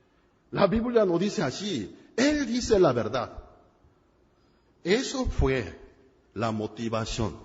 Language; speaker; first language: Spanish; non-native, fluent; Korean